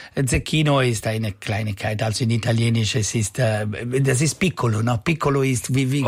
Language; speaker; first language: German; non-native, local second language; Italian